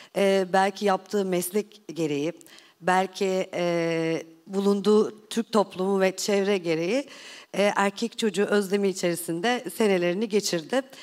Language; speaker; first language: Turkish; native; Turkish